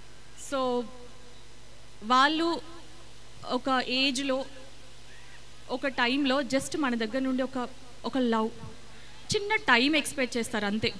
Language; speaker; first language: Telugu; native; Telugu